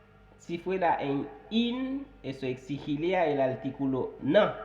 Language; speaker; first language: Spanish; non-native, fluent; Haitian Creole